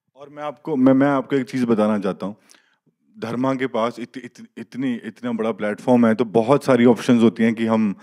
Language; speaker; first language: Hindi; native; Hindi